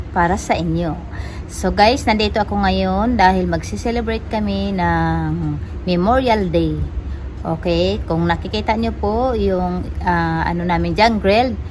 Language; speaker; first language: Filipino; native; Filipino